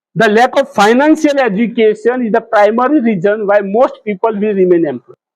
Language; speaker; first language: English; non-native, local second language; Gujarati